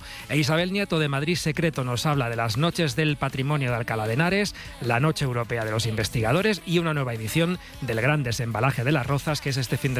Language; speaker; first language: Spanish; native; Spanish